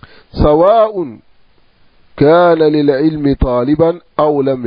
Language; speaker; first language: Arabic; non-native, fluent; French